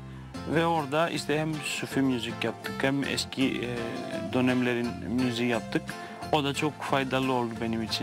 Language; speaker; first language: Turkish; non-native, fluent; Greek